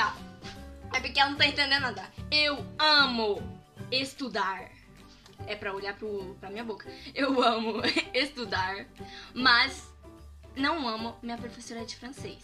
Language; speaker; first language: Portuguese; early bilingual, heritage; Portuguese